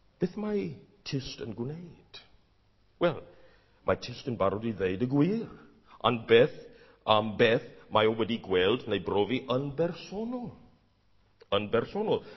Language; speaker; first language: Welsh; non-native, fluent; English